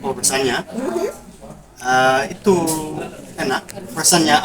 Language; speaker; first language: Indonesian; non-native, learner; English